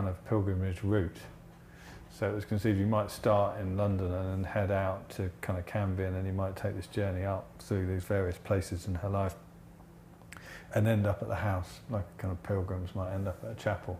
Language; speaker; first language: English; native; English